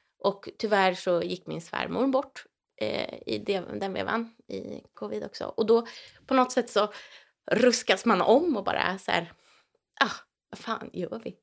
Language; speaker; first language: Swedish; native; Swedish